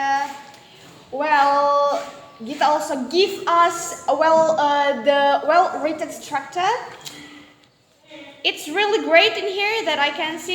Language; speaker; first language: English; non-native, fluent; Indonesian